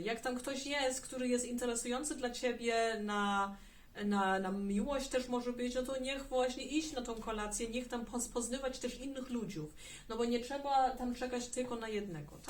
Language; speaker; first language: Polish; early bilingual, heritage; German